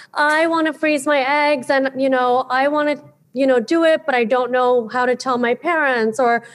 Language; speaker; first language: English; native; English